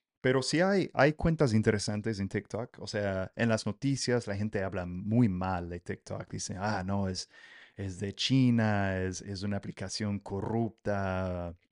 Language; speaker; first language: Spanish; non-native, fluent; English